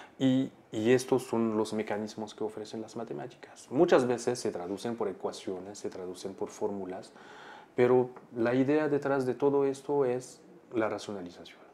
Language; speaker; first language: Spanish; non-native, fluent; Arabic